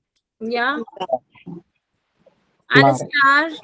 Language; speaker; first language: German; non-native, fluent; Hindi